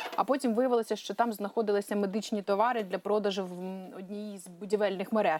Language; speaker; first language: Ukrainian; native; Ukrainian